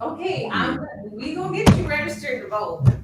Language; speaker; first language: English; native; English